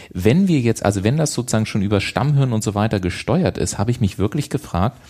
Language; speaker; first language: German; native; German